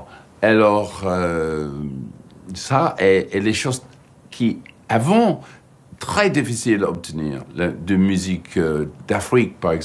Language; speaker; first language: French; non-native, learner; English